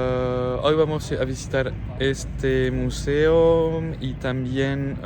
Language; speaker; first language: Spanish; non-native, fluent; French